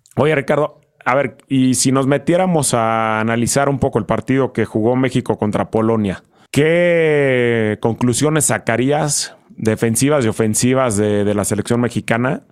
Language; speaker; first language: Spanish; native; Spanish